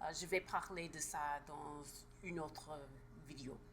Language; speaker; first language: French; non-native, learner; English